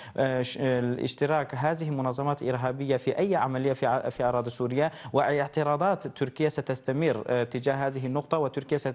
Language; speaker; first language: Arabic; non-native, fluent; Turkish